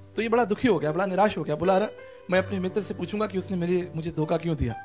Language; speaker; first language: Hindi; native; Hindi